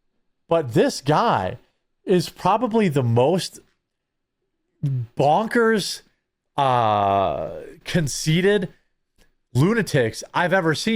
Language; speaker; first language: English; native; English